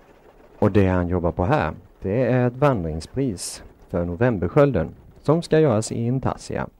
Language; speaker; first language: Swedish; native; Swedish